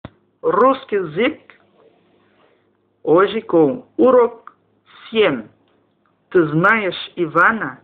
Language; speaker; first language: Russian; non-native, fluent; Portuguese